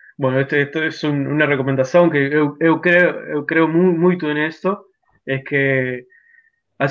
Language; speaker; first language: Portuguese; non-native, learner; Spanish